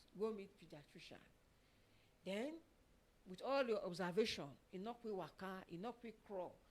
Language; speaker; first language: Nigerian Pidgin; non-native, local second language; Yoruba